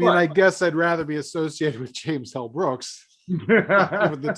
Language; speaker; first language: English; native; English